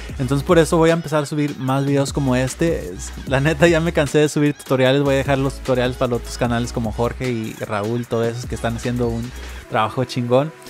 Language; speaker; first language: Spanish; early bilingual, heritage; Spanish